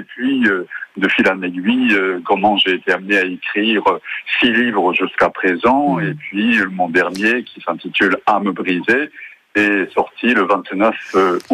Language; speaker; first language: French; non-native, fluent; Japanese